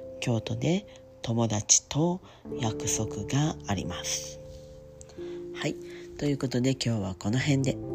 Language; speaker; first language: Japanese; non-native, learner; French